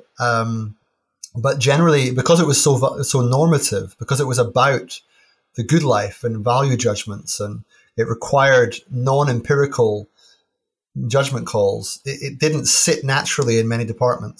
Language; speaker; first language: English; native; English